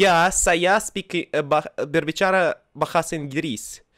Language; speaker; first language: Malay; non-native, learner; Russian